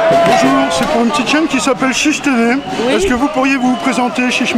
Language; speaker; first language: French; native; French